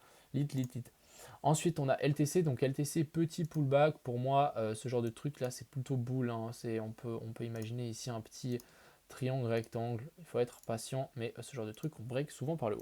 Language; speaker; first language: French; native; French